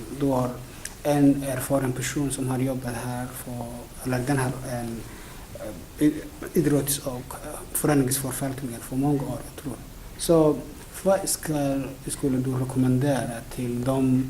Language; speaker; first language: Swedish; non-native, fluent; Somali